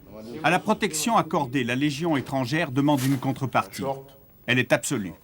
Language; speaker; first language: French; native; French